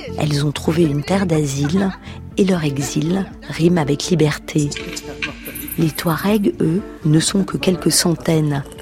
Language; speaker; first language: French; native; French